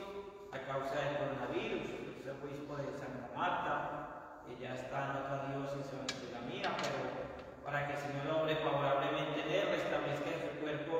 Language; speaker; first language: Spanish; native; Spanish